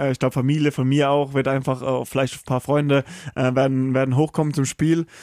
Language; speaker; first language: German; native; German